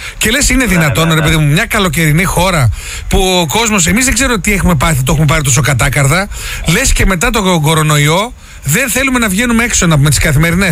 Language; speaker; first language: Greek; native; Greek